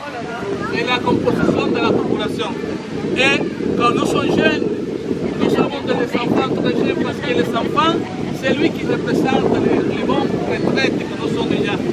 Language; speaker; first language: French; non-native, fluent; Spanish